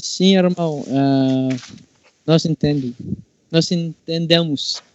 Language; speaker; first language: Portuguese; non-native, learner; Filipino